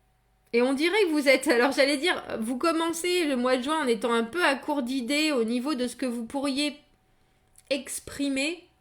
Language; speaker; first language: French; native; French